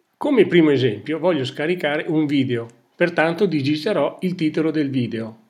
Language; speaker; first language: Italian; native; Italian